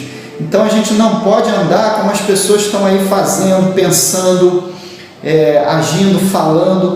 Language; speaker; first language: Portuguese; native; Portuguese